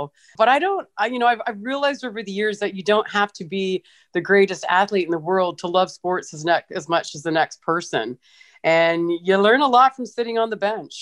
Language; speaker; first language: English; native; English